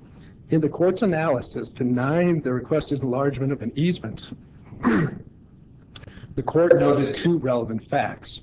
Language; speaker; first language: English; native; English